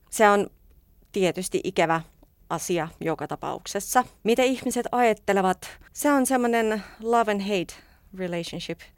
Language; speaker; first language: Finnish; non-native, fluent; Russian